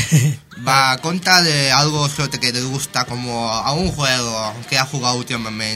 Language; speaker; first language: Spanish; non-native, fluent; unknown